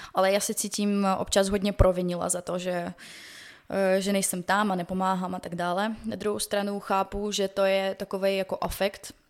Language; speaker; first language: Czech; non-native, fluent; Ukrainian